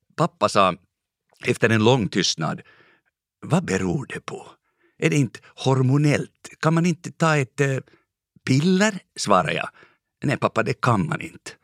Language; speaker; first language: Swedish; native; Swedish